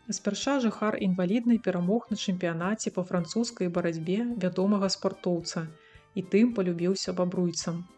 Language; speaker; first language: Belarusian; native; Belarusian